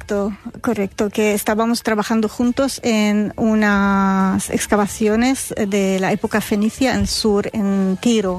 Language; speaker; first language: Spanish; non-native, fluent; Arabic